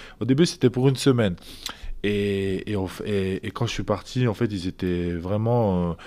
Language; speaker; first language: French; early bilingual, other home language; Azerbaijani